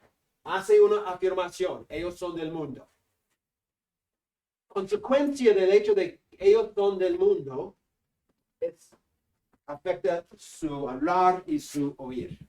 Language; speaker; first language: Spanish; non-native, fluent; English